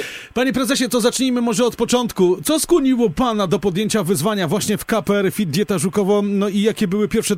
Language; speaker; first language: Polish; native; Polish